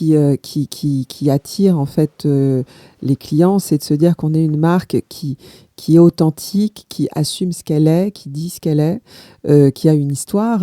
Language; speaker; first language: French; native; French